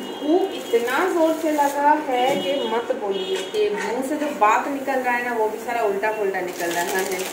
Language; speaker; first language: Hindi; non-native, local second language; Bangla